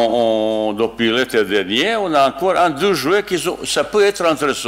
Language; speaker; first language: French; non-native, learner; Bosnian